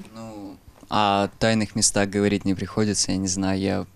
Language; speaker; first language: Russian; native; Russian